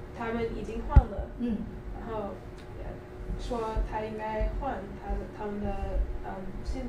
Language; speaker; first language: Chinese; non-native, learner; English